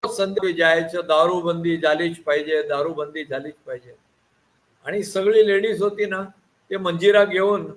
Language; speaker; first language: Marathi; non-native, local second language; Gujarati